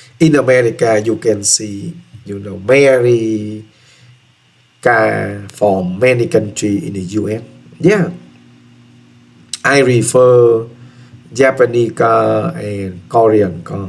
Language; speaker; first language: English; non-native, learner; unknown